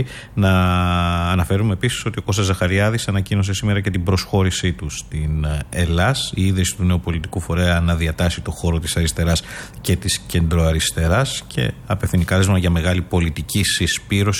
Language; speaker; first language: Greek; native; Greek